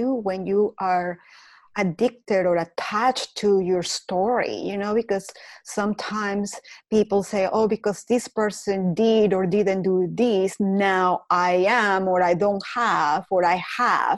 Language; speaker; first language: English; non-native, fluent; Spanish